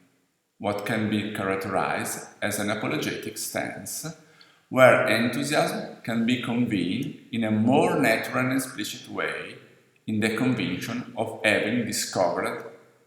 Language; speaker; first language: English; non-native, fluent; Italian